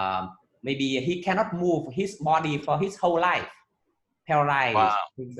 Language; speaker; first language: English; non-native, fluent; Vietnamese